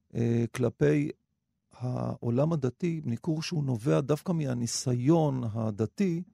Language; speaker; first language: Hebrew; native; Hebrew